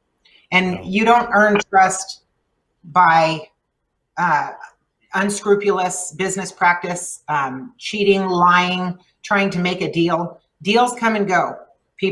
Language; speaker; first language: English; early bilingual, other home language; Spanish